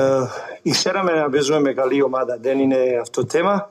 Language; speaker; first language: Greek; non-native, learner; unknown